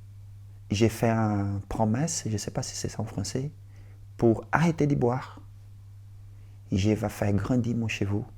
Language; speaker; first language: French; non-native, learner; Portuguese